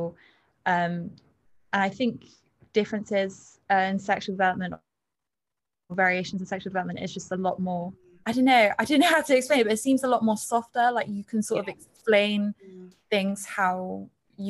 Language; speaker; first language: English; native; English